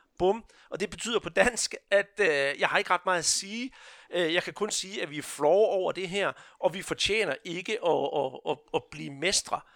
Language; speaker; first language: Danish; non-native, fluent; Portuguese